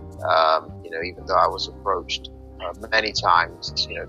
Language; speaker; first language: English; native; English